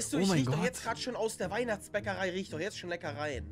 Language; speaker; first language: German; native; German